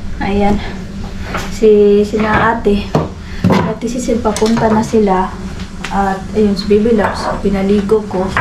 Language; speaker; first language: Filipino; non-native, local second language; Cebuano